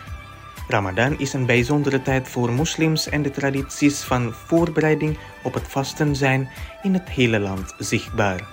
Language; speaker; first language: Dutch; non-native, fluent; Indonesian